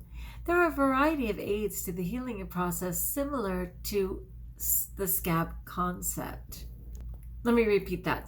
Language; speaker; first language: English; native; English